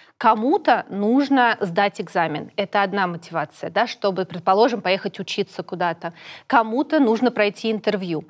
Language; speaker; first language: Russian; native; Russian